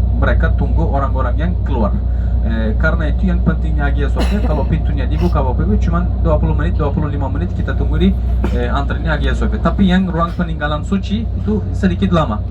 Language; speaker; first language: Indonesian; non-native, fluent; Turkish